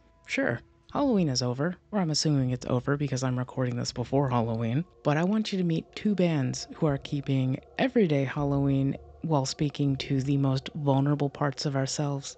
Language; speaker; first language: English; native; English